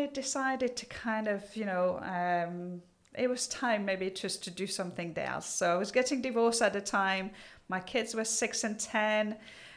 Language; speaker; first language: English; non-native, fluent; French